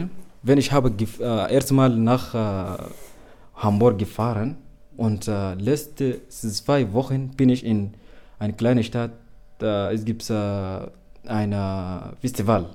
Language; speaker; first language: German; non-native, learner; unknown